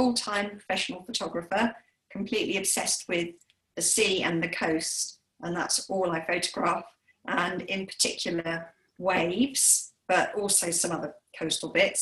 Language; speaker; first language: English; native; English